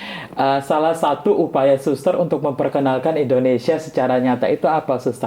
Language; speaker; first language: Indonesian; non-native, fluent; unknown